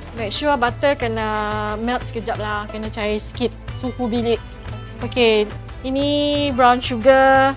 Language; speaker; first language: Malay; native; Malay